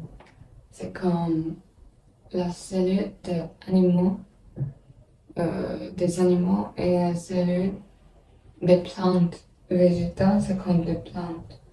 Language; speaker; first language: French; non-native, learner; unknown